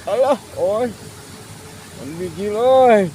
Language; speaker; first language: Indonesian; non-native, local second language; Sundanese